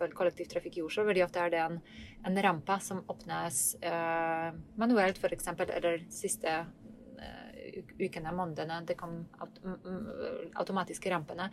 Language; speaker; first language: Norwegian; non-native, fluent; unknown